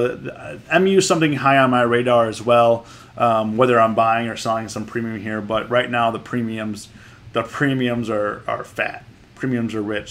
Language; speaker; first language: English; native; English